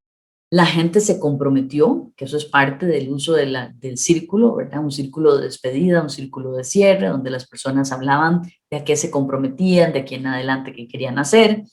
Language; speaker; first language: Spanish; native; Spanish